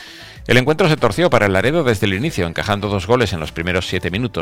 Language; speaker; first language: Spanish; native; Spanish